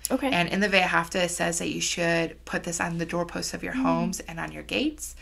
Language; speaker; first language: English; native; English